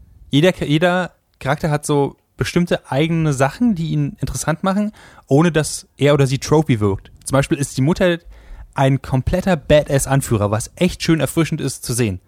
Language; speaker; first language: German; native; German